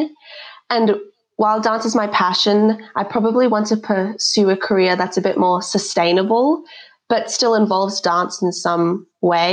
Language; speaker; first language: English; native; English